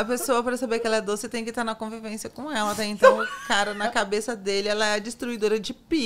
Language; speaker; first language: Portuguese; native; Portuguese